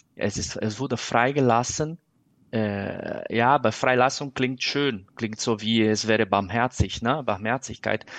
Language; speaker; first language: German; non-native, fluent; Portuguese